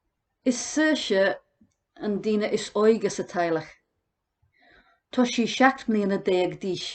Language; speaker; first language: Irish; non-native, learner; English